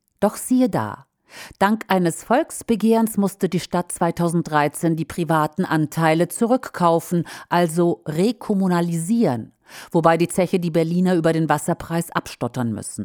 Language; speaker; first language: German; native; German